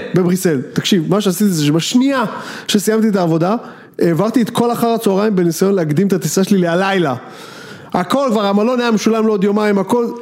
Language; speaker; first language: Hebrew; native; Hebrew